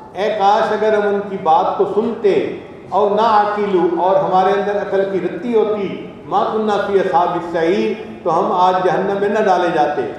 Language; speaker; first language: Urdu; non-native, local second language; Punjabi